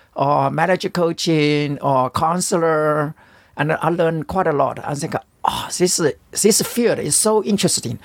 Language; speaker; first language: English; non-native, learner; Chinese